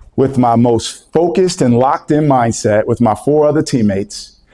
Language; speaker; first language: English; native; English